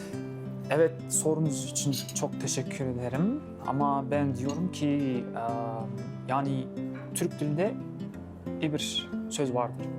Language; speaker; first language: Turkish; non-native, fluent; Kazakh